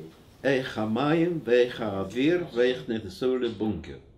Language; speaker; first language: Hebrew; non-native, fluent; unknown